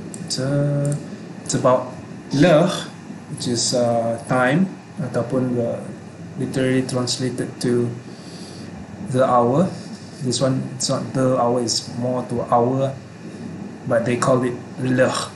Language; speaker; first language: English; non-native, local second language; Malay